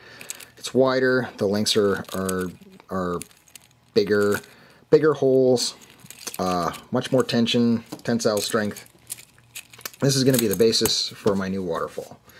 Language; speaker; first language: English; native; English